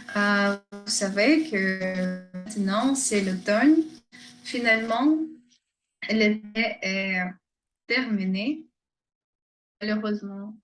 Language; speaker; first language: French; non-native, fluent; Russian